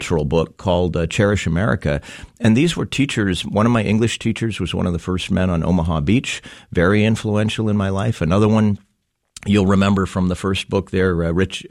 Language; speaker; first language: English; native; English